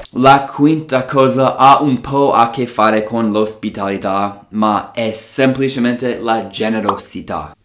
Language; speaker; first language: Italian; non-native, fluent; English